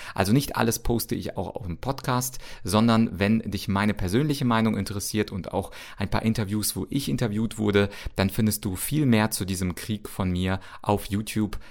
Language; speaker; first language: German; early bilingual, other home language; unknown